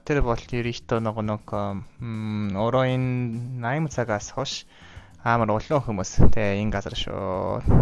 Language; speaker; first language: Mongolian; non-native, learner; Japanese